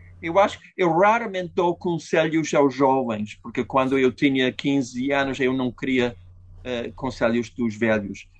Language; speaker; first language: Portuguese; non-native, fluent; English